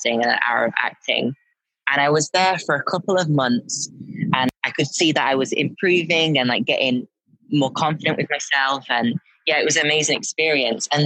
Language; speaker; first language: English; native; English